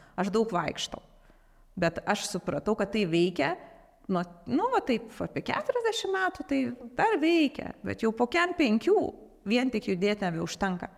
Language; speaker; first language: Lithuanian; native; Lithuanian